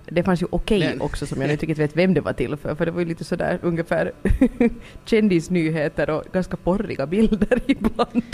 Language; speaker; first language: Swedish; native; Swedish